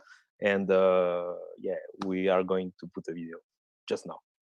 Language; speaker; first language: English; non-native, fluent; French